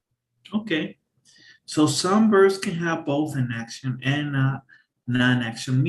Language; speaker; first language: English; non-native, fluent; Spanish